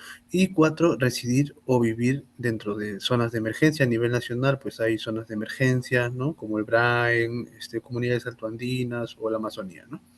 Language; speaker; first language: Spanish; native; Spanish